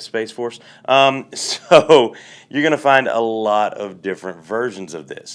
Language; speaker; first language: English; native; English